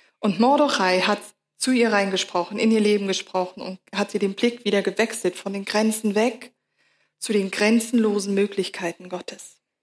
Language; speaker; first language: German; native; German